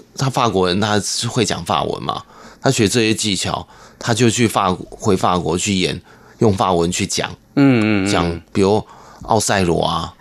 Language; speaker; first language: Chinese; non-native, local second language; Hakka Chinese